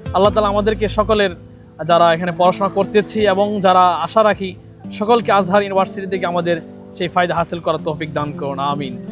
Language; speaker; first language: Bangla; native; Bangla